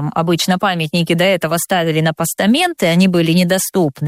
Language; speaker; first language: Russian; native; Russian